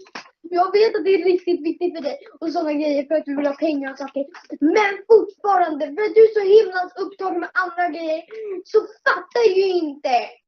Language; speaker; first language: Swedish; early bilingual, other home language; Polish